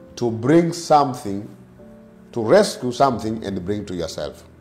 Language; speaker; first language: English; non-native, local second language; Swahili